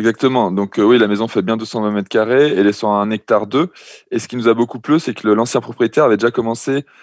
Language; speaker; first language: French; native; French